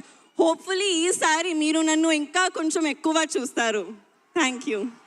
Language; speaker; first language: Telugu; non-native, local second language; Hindi